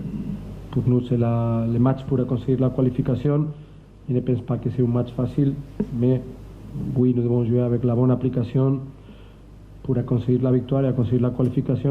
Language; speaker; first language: French; non-native, learner; Spanish